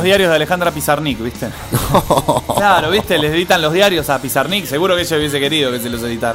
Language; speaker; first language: Spanish; native; Spanish